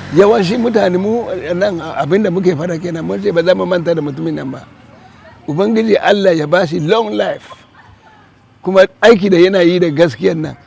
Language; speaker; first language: Hausa; non-native, local second language; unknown